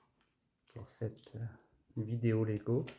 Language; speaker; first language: French; native; French